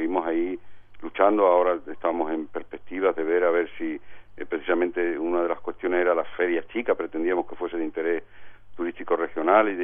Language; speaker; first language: Spanish; native; Spanish